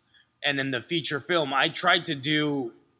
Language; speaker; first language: English; early bilingual, other home language; Spanish